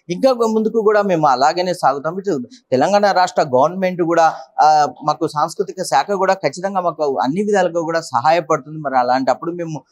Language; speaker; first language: Telugu; native; Telugu